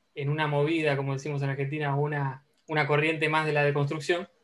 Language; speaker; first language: Spanish; native; Spanish